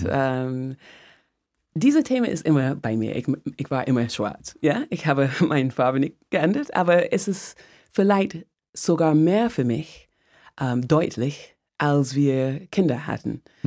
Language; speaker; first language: German; non-native, fluent; English